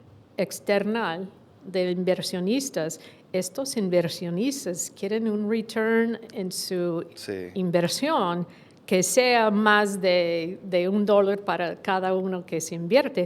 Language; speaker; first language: Spanish; non-native, fluent; English